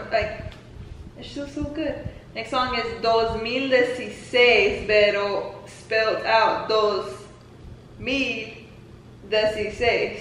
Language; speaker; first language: English; early bilingual, other home language; Spanish